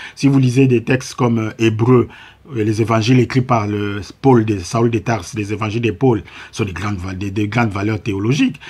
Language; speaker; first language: French; non-native, local second language; Lingala